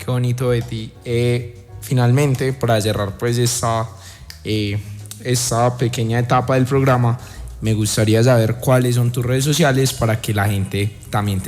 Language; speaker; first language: Spanish; native; Spanish